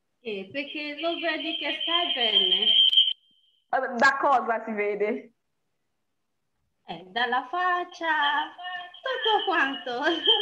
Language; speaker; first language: Italian; non-native, fluent; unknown